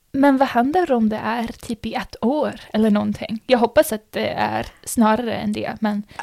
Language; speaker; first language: Swedish; non-native, fluent; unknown